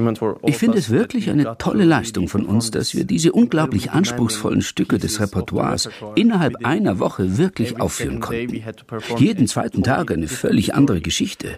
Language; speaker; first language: German; non-native, fluent; Turkish